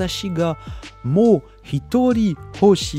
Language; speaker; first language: Japanese; non-native, learner; French